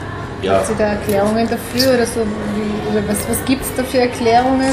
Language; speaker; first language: German; native; German